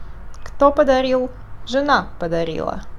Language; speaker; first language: Russian; non-native, fluent; Portuguese